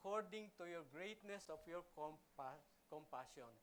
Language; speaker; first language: English; non-native, local second language; Filipino